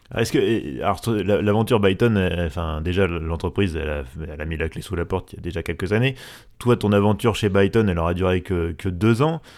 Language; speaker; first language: French; native; French